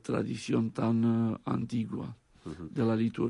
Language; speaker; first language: Spanish; non-native, fluent; Romanian